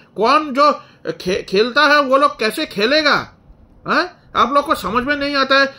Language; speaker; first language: Hindi; non-native, local second language; Bangla